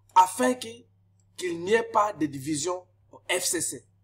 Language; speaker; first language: French; non-native, local second language; Lingala